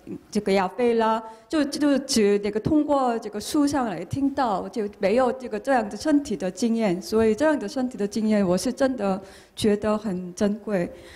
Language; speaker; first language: Chinese; non-native, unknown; Korean